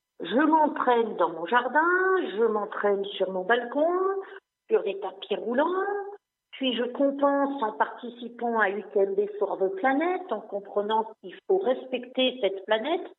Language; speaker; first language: French; non-native, local second language; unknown